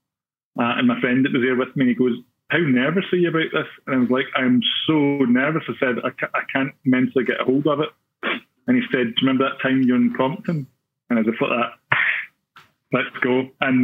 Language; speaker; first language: English; native; English